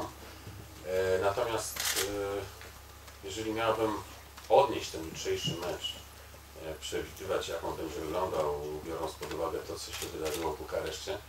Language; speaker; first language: Polish; native; Polish